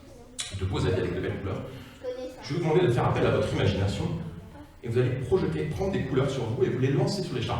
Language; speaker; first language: French; native; French